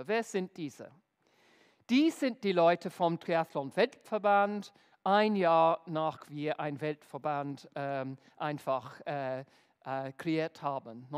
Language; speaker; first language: German; non-native, fluent; English